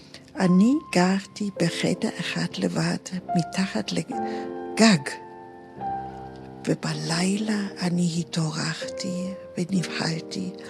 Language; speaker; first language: Hebrew; non-native, fluent; German